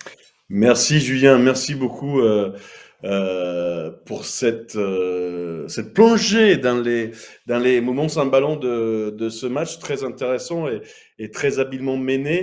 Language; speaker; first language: French; native; French